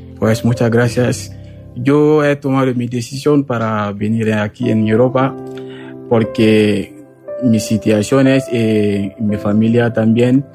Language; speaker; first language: Spanish; non-native, learner; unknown